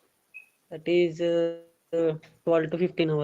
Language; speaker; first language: English; non-native, learner; Telugu